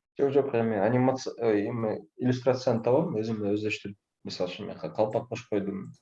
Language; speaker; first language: Kyrgyz; non-native, local second language; Russian